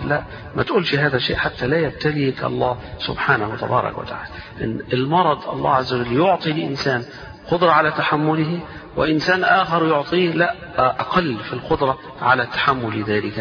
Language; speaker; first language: Arabic; native; Arabic